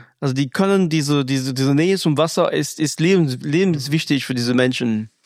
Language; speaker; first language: German; non-native, fluent; French